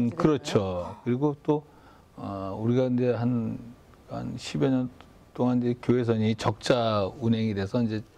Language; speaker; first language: Korean; native; Korean